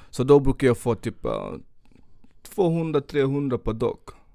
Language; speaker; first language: Swedish; non-native, fluent; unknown